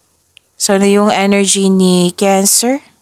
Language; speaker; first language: Filipino; native; Filipino